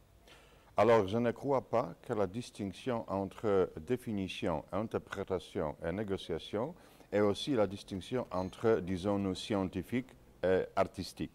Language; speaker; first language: French; non-native, fluent; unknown